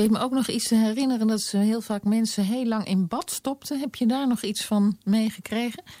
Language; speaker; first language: Dutch; native; Dutch